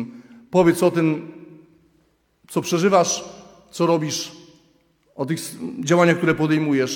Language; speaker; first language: Polish; native; Polish